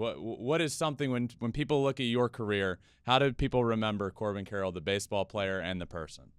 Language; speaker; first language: English; native; English